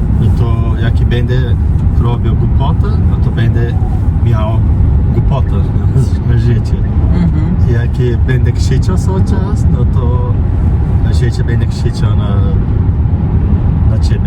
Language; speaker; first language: Polish; non-native, learner; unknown